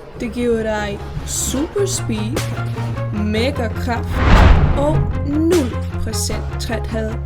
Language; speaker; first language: Danish; non-native, learner; Icelandic